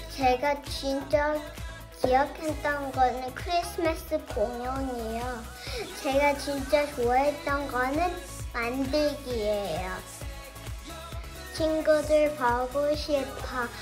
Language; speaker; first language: Korean; early bilingual, heritage; Korean